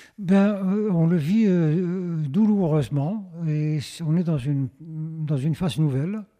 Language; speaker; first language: French; non-native, local second language; Arabic